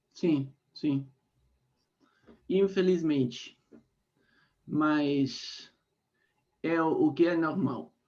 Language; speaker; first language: Portuguese; non-native, fluent; Spanish